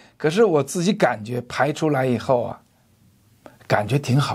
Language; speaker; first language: Chinese; native; Chinese